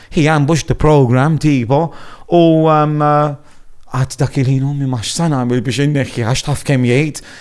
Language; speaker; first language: Maltese; non-native, fluent; Italian